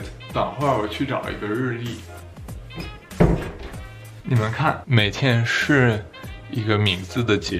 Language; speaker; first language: Chinese; non-native, fluent; French